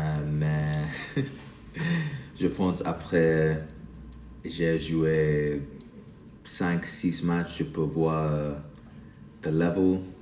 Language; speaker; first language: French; non-native, learner; English